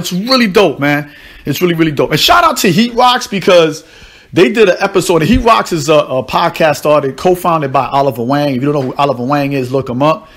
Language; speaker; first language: English; native; English